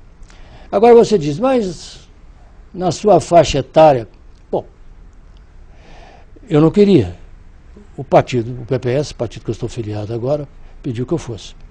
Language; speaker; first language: Portuguese; native; Portuguese